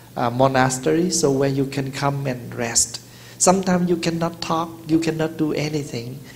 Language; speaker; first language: English; early bilingual, other home language; Vietnamese